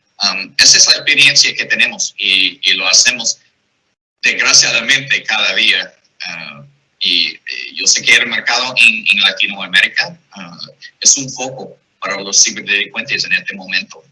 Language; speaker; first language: Spanish; non-native, fluent; English